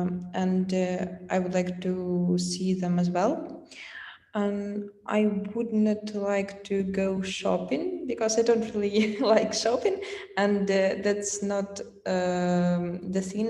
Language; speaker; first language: English; non-native, fluent; Russian